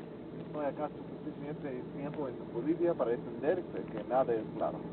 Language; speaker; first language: Spanish; non-native, fluent; English